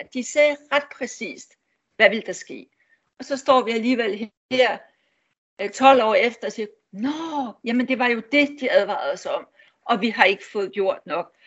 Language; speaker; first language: Danish; native; Danish